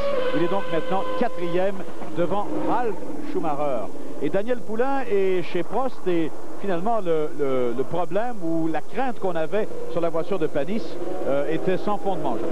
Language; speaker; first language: French; native; French